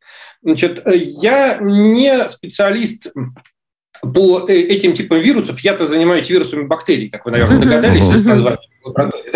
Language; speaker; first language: Russian; native; Russian